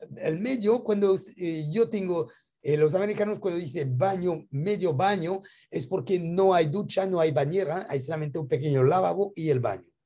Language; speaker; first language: Spanish; non-native, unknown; French